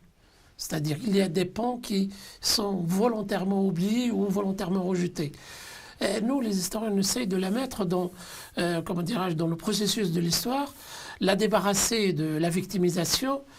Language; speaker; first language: French; non-native, local second language; Arabic